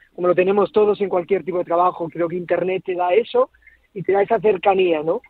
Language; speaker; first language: Spanish; native; Spanish